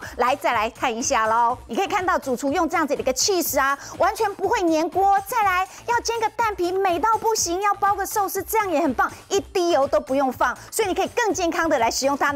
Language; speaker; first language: Chinese; native; Chinese